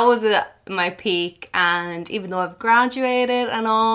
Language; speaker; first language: English; non-native, local second language; Irish